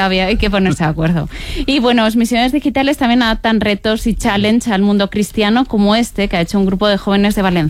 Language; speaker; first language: Spanish; native; Spanish